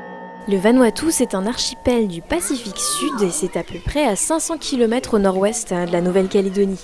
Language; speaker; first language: French; native; French